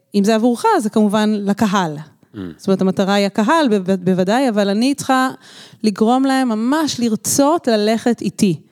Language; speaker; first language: Hebrew; native; Hebrew